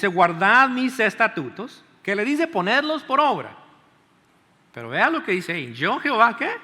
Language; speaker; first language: Spanish; native; Spanish